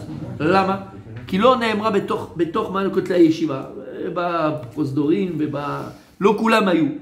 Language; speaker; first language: Hebrew; non-native, fluent; French